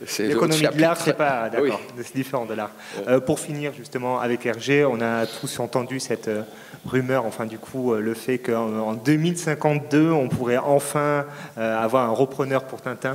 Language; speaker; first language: French; native; French